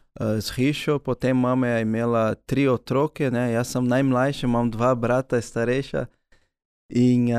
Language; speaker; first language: Slovenian; early bilingual, other home language; Portuguese